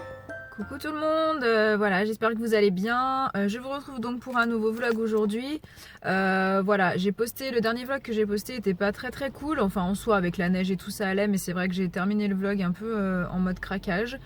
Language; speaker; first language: French; native; French